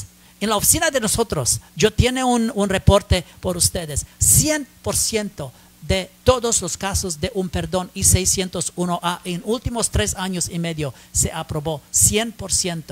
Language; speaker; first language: Spanish; non-native, learner; English